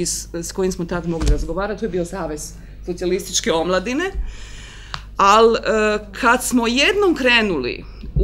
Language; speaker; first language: Croatian; native; Croatian